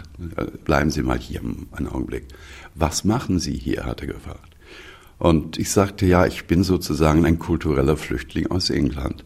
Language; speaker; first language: German; non-native, fluent; English